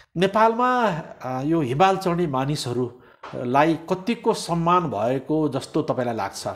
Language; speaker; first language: Nepali; native; Nepali